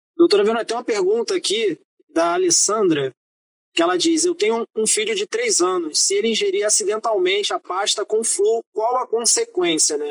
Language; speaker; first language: Portuguese; native; Portuguese